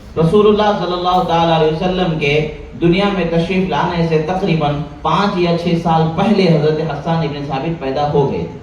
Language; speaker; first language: Urdu; native; Urdu